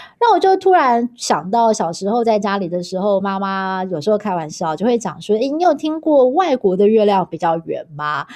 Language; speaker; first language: Chinese; native; Chinese